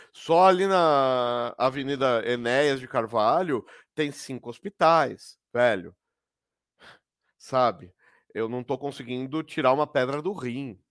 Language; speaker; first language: Portuguese; native; Portuguese